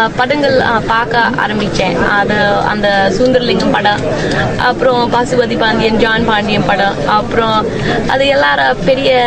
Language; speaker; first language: Tamil; non-native, fluent; English